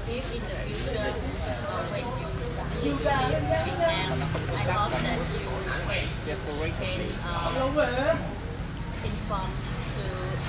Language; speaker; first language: English; non-native, local second language; Vietnamese